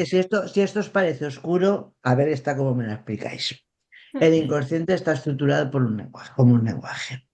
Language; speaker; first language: Spanish; native; Spanish